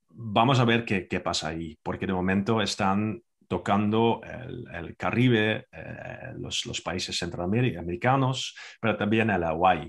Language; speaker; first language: Spanish; non-native, fluent; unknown